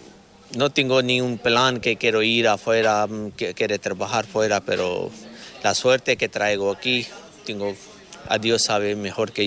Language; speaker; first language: Spanish; non-native, learner; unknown